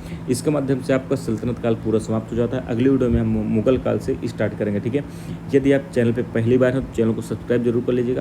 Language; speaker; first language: Hindi; native; Hindi